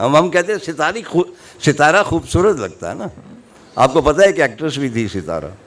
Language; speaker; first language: Urdu; non-native, local second language; Punjabi